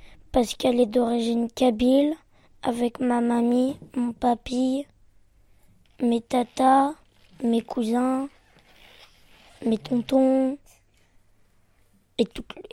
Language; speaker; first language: French; early bilingual, other home language; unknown